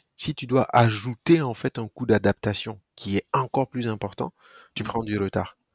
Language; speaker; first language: French; non-native, local second language; Mossi